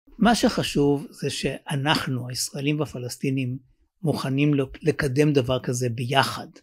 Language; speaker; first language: Hebrew; native; Hebrew